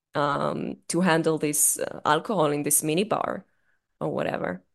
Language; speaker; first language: English; non-native, fluent; Hebrew